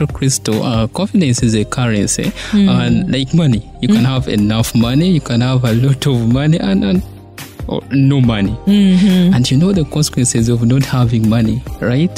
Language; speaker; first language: English; non-native, local second language; Ganda